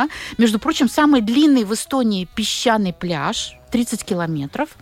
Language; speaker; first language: Russian; native; Russian